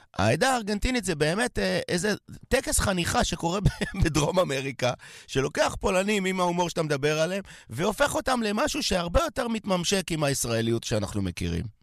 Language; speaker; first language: Hebrew; native; Hebrew